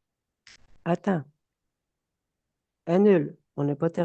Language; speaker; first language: French; native; French